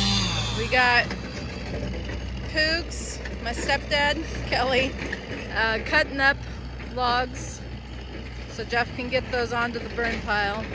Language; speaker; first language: English; native; English